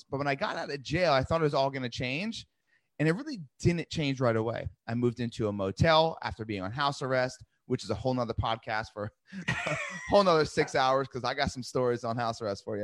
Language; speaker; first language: English; native; English